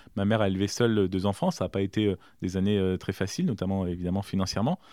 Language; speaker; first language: French; native; French